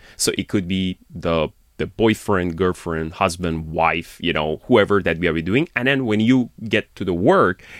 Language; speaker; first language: English; non-native, fluent; Persian